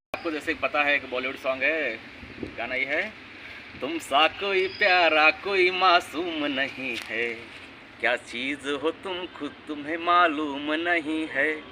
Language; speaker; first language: Hindi; non-native, local second language; Marathi